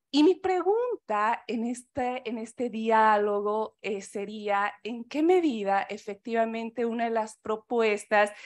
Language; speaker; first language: Spanish; native; Spanish